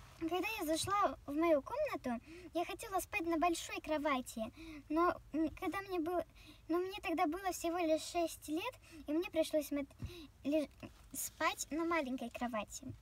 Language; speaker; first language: Russian; early bilingual, heritage; Russian